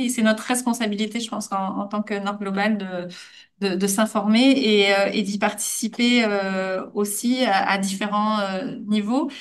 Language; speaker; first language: French; native; French